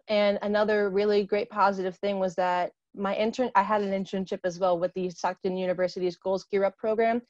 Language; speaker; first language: English; native; English